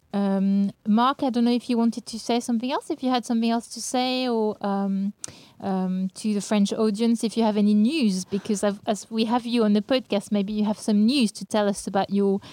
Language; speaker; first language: English; non-native, fluent; French